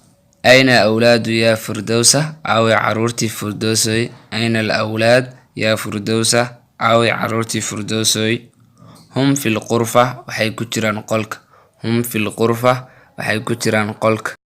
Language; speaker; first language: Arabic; non-native, fluent; Somali